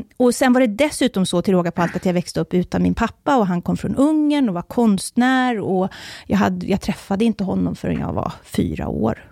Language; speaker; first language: Swedish; native; Swedish